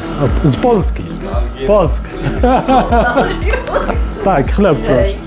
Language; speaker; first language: Polish; non-native, learner; English